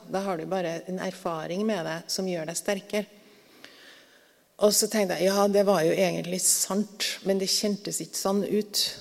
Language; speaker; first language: Norwegian; native; Norwegian